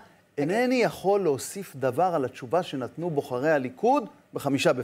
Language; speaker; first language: Hebrew; native; Hebrew